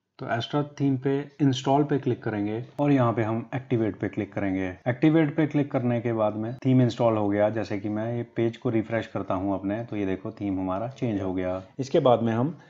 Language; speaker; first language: Hindi; native; Hindi